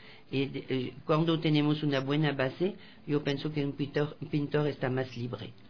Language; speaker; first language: Spanish; non-native, fluent; French